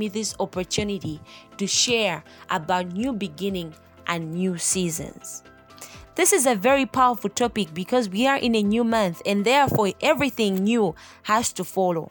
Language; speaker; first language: English; non-native, local second language; Nyanja